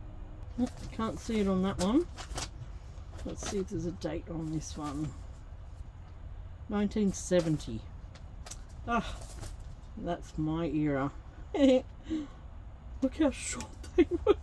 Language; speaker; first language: English; native; English